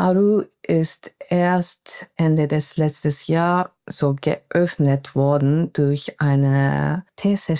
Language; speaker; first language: German; non-native, fluent; Japanese